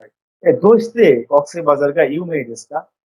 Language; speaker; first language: Japanese; non-native, fluent; Bangla